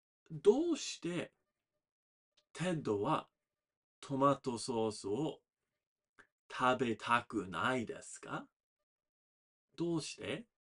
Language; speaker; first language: Japanese; non-native, fluent; English